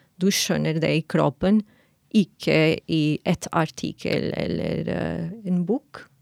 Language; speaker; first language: Norwegian; non-native, fluent; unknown